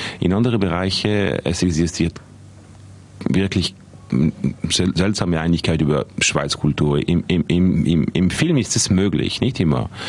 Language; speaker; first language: German; non-native, local second language; French